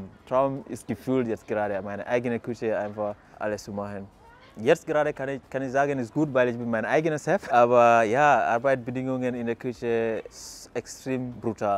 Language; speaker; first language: German; non-native, fluent; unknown